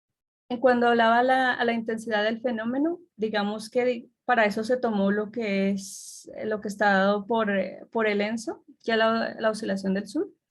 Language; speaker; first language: Spanish; native; Spanish